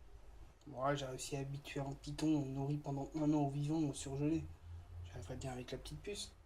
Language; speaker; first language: French; native; French